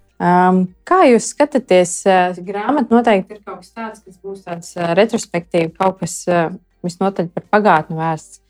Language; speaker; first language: Latvian; native; Latvian